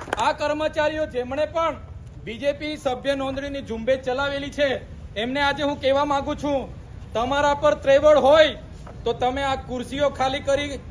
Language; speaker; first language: Gujarati; non-native, local second language; Vasavi